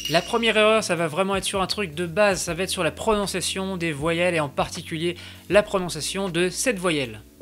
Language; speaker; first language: French; native; French